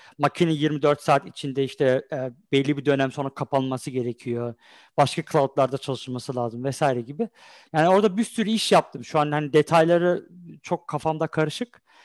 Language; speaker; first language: Turkish; early bilingual, heritage; Turkish